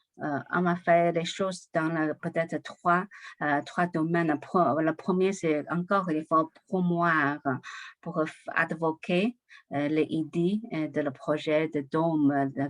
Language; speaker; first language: French; non-native, learner; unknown